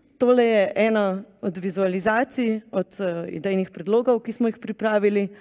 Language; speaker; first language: Slovenian; native; Slovenian